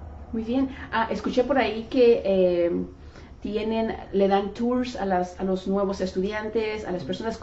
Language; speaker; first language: Spanish; native; Spanish